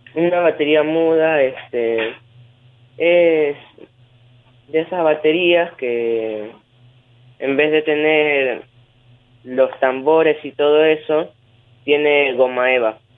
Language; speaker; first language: Spanish; native; Spanish